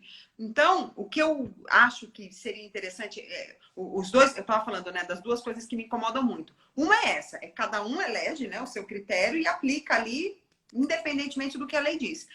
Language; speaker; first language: Portuguese; native; Portuguese